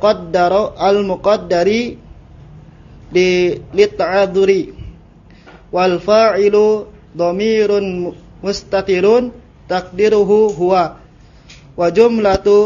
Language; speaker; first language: Arabic; non-native, learner; Indonesian